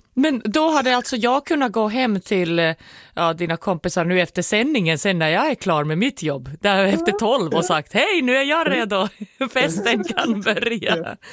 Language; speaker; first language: Swedish; native; Swedish